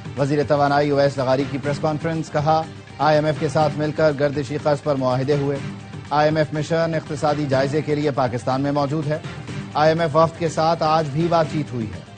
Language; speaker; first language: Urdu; native; Urdu